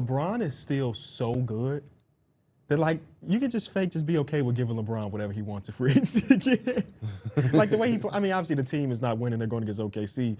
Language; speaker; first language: English; native; English